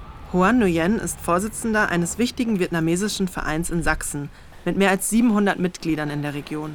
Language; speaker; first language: German; native; German